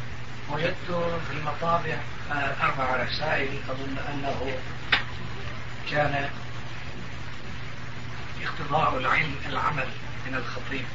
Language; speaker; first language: Arabic; non-native, fluent; Turkish